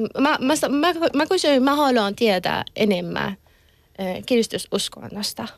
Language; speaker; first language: Finnish; non-native, learner; Persian